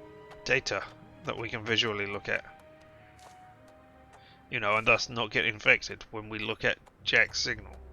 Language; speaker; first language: English; native; English